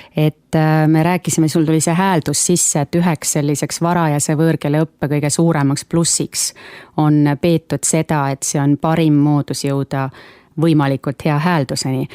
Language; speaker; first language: Estonian; native; Estonian